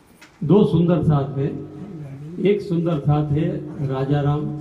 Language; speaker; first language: Hindi; non-native, local second language; Gujarati